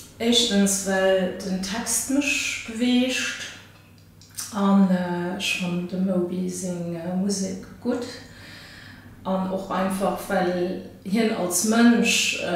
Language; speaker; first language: Luxembourgish; early bilingual, other home language; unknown